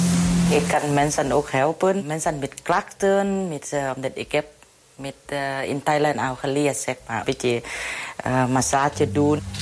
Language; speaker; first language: Dutch; non-native, learner; Thai